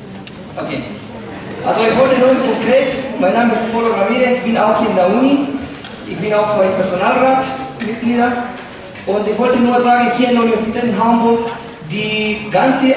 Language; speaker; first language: German; non-native, learner; Spanish